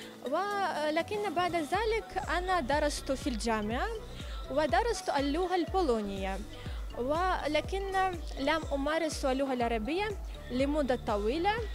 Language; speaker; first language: Arabic; non-native, fluent; Ukrainian